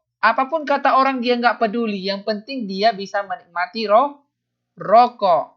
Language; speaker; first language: Indonesian; native; Indonesian